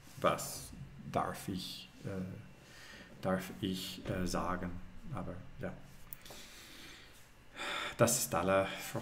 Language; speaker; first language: German; non-native, learner; English